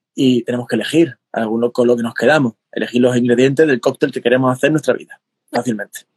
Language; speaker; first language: Spanish; native; Spanish